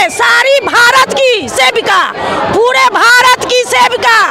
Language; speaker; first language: Hindi; native; Hindi